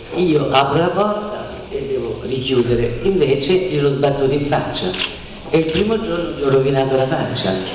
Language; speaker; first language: Italian; non-native, fluent; French